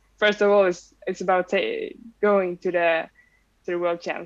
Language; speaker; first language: English; non-native, fluent; Swedish